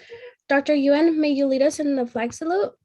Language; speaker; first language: English; native; English